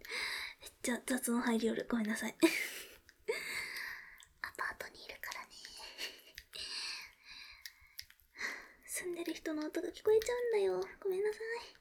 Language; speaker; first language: Japanese; native; Japanese